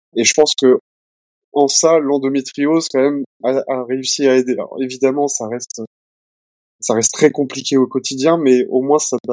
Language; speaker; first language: French; native; French